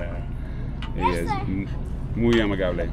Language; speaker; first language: Spanish; non-native, learner; English